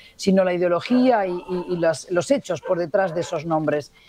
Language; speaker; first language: Spanish; native; Spanish